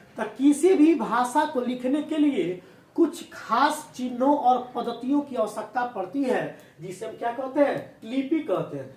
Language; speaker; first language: Hindi; native; Hindi